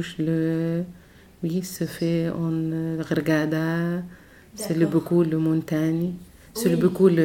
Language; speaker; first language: French; non-native, learner; Arabic